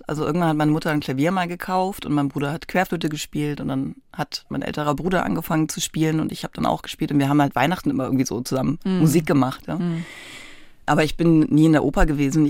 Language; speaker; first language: German; native; German